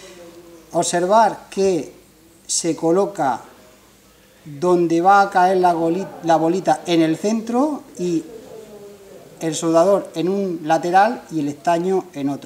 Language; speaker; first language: Spanish; native; Spanish